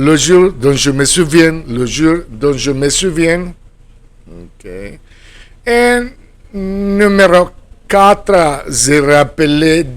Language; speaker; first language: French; non-native, fluent; Spanish